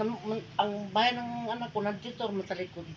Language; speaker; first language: Filipino; non-native, local second language; Cebuano